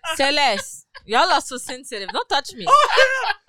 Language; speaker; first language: English; non-native, fluent; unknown